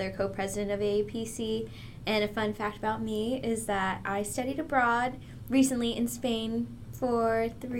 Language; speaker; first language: English; native; English